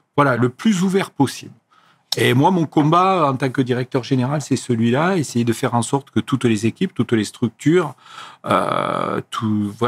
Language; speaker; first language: French; native; French